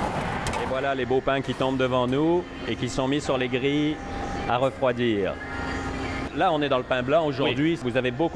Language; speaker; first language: French; native; French